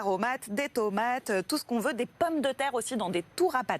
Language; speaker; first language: French; native; French